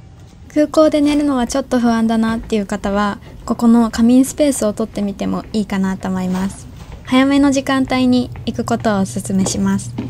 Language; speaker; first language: Japanese; native; Japanese